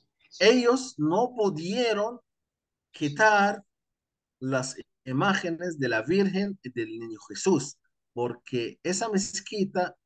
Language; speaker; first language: Spanish; non-native, fluent; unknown